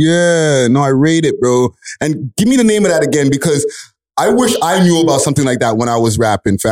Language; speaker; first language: English; native; English